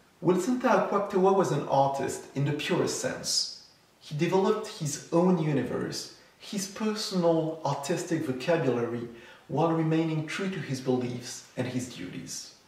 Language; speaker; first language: English; non-native, fluent; French